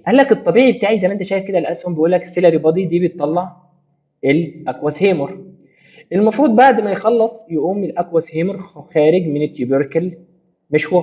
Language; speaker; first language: Arabic; native; Arabic